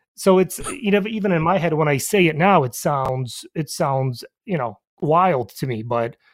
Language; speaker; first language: English; early bilingual, other home language; Polish